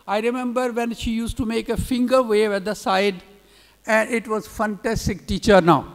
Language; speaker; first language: English; non-native, local second language; Urdu